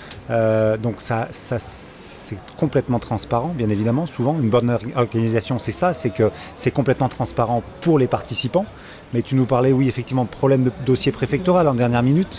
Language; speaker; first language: French; native; French